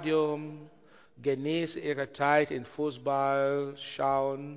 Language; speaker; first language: German; non-native, learner; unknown